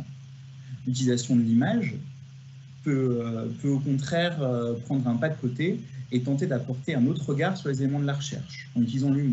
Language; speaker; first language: French; native; French